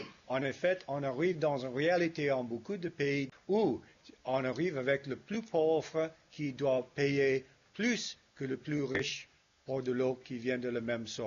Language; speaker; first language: French; non-native, fluent; English